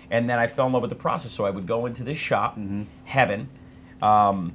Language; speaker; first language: English; native; English